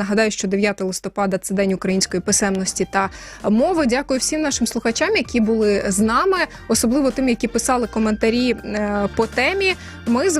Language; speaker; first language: Ukrainian; native; Ukrainian